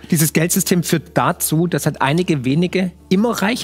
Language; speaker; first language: German; native; German